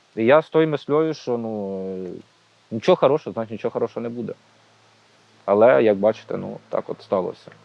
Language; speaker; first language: Ukrainian; native; Ukrainian